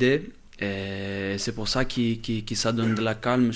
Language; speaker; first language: French; non-native, fluent; Portuguese